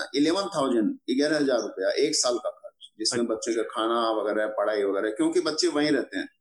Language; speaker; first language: Hindi; native; Hindi